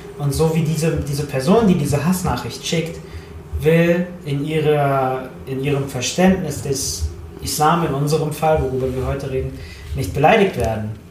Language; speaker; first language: German; early bilingual, other home language; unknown